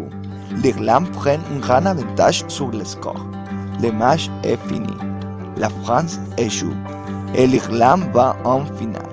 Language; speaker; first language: French; non-native, learner; Spanish